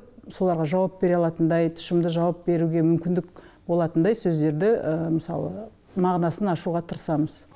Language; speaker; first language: Kazakh; native; Kazakh